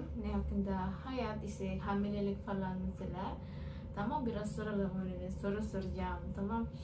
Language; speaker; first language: Turkish; non-native, learner; Indonesian